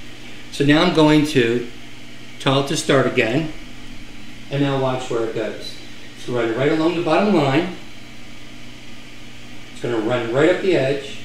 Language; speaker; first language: English; native; English